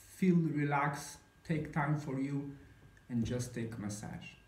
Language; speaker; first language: English; non-native, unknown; Polish